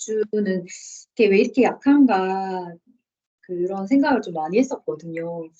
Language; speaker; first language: Korean; native; Korean